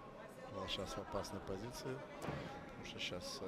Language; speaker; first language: Russian; native; Russian